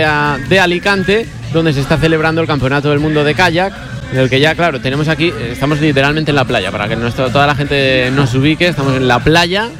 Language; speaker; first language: Spanish; native; Spanish